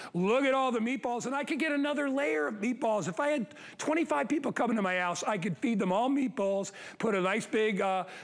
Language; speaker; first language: English; native; English